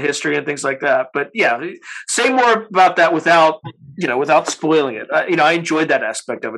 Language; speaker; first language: English; native; English